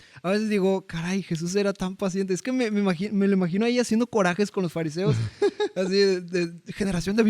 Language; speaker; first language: Spanish; native; Spanish